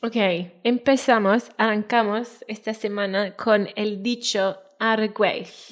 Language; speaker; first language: Spanish; non-native, fluent; Welsh